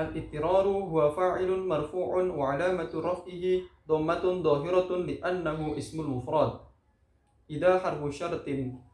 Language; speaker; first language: Arabic; non-native, learner; Indonesian